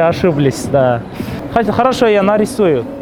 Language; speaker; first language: Russian; non-native, local second language; Kyrgyz